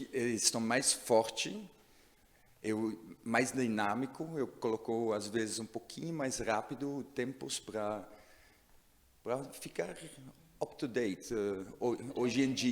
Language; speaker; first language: Portuguese; non-native, learner; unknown